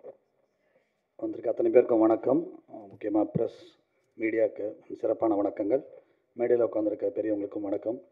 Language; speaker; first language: Tamil; native; Tamil